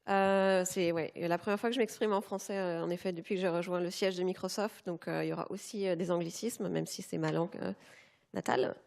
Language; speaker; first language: French; native; French